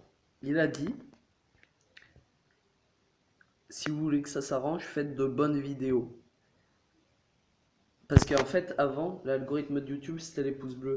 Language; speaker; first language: French; native; French